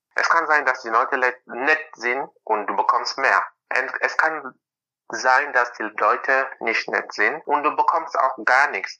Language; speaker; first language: German; non-native, fluent; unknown